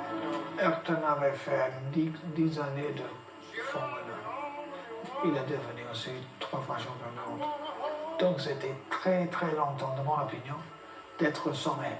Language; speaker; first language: French; non-native, fluent; English